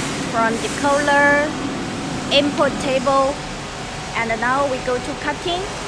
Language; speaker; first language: English; non-native, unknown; Chinese